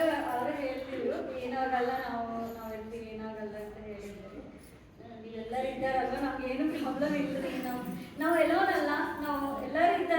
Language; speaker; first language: Kannada; non-native, learner; Telugu